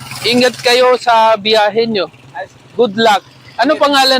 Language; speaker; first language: Filipino; non-native, learner; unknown